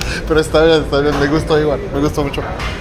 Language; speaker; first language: Spanish; non-native, fluent; French